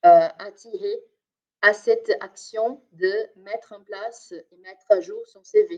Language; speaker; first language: French; non-native, fluent; Portuguese